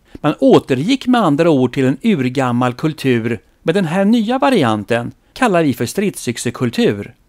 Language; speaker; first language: Swedish; native; Swedish